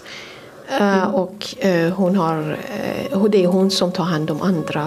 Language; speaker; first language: Swedish; non-native, fluent; Persian